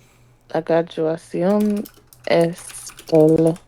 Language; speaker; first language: Spanish; non-native, learner; English